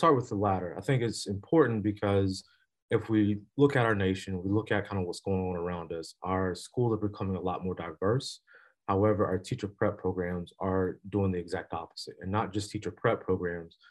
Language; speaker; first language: English; native; English